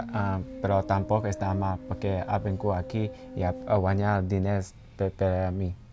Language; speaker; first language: Catalan; non-native, learner; Chinese